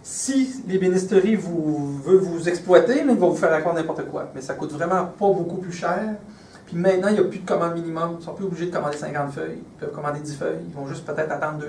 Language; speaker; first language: French; native; French